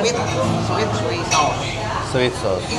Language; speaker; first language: English; non-native, learner; Turkish